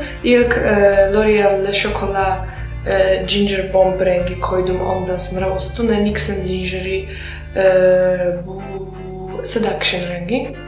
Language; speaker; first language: Turkish; non-native, fluent; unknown